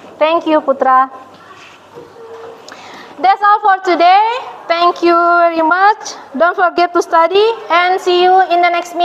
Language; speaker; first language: English; non-native, fluent; Indonesian